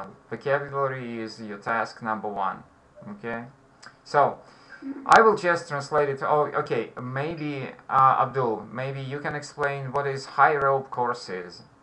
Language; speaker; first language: English; non-native, fluent; Russian